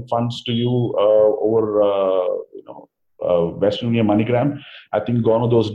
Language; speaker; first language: English; non-native, local second language; Kannada